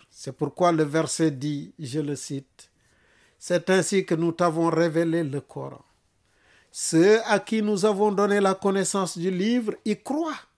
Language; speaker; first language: French; non-native, local second language; Wolof